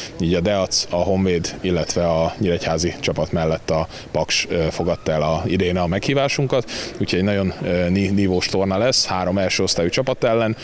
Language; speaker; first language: Hungarian; native; Hungarian